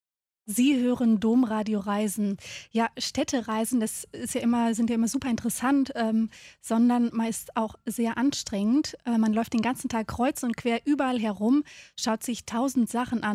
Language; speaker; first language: German; native; German